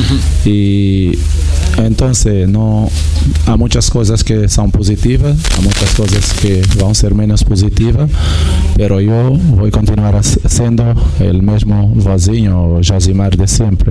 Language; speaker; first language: Spanish; non-native, fluent; Portuguese